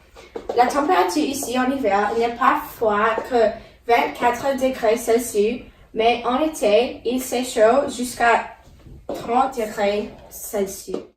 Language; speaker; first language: French; non-native, learner; English